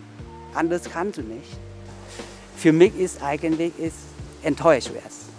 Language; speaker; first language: German; non-native, learner; Vietnamese